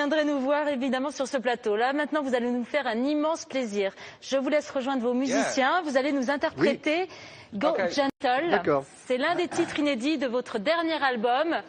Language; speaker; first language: French; native; French